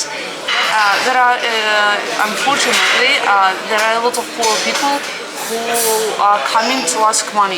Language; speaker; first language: English; non-native, fluent; Russian